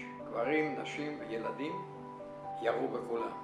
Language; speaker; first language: Hebrew; non-native, fluent; Yiddish